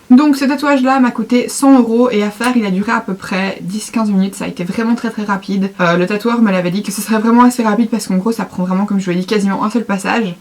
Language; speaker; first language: French; native; French